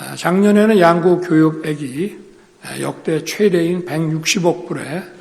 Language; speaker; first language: Korean; native; Korean